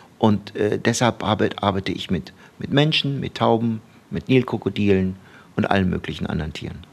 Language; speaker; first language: German; early bilingual, other home language; Turkish